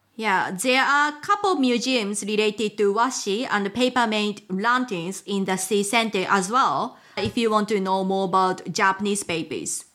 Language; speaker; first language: English; non-native, fluent; Japanese